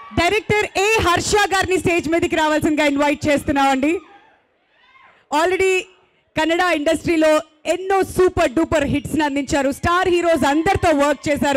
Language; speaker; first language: Telugu; native; Telugu